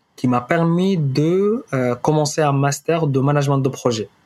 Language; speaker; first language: French; non-native, fluent; Arabic